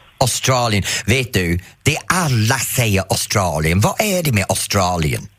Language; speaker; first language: Swedish; non-native, fluent; English